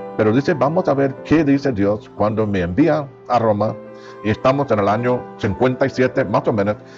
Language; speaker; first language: Spanish; non-native, fluent; English